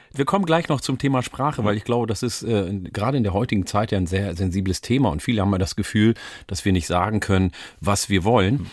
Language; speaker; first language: German; early bilingual, other home language; Oromo